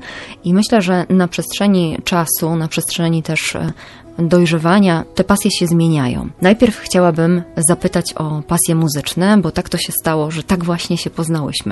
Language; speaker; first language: Polish; native; Polish